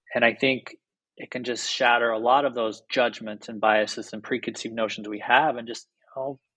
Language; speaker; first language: English; native; English